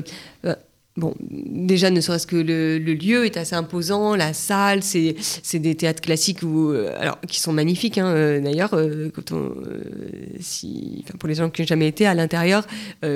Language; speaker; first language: French; native; French